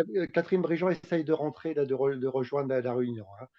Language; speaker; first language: French; native; French